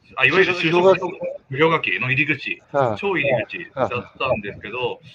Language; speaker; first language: Japanese; native; Japanese